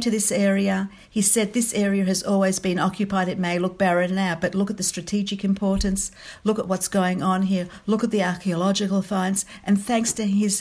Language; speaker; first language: English; native; English